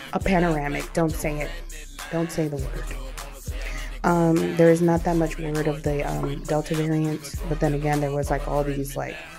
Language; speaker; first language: English; early bilingual, other home language; Spanish